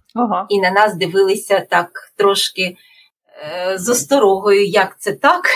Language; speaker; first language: Ukrainian; native; Ukrainian